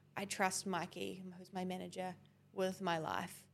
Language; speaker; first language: English; native; English